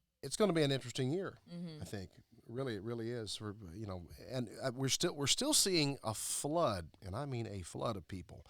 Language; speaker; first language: English; native; English